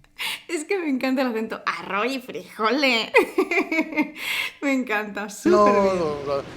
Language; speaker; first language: Spanish; native; Spanish